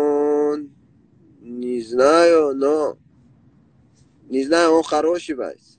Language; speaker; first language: Russian; non-native, local second language; Persian